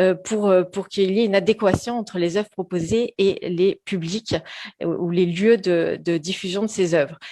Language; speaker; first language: French; native; French